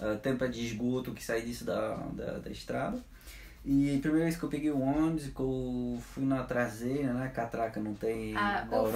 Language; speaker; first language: Portuguese; non-native, fluent; French